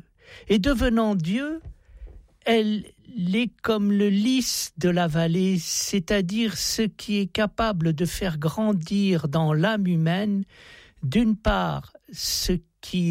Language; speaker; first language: French; native; French